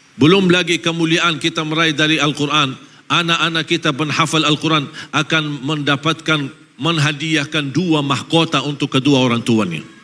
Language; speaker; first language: Malay; non-native, fluent; Arabic